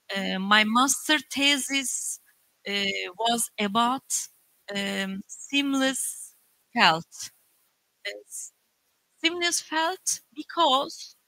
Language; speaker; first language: English; non-native, learner; Turkish